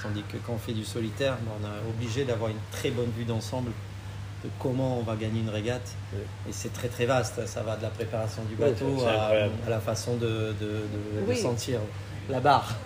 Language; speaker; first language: French; native; French